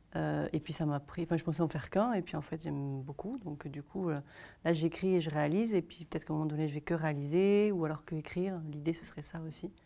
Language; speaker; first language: French; native; French